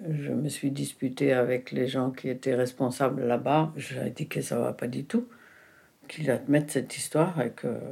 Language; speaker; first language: French; non-native, fluent; German